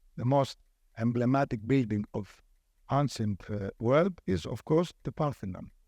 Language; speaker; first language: English; non-native, fluent; Greek